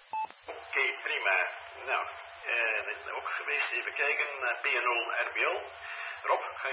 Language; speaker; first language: Dutch; native; Dutch